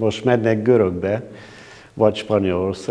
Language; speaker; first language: Hungarian; non-native, local second language; Bulgarian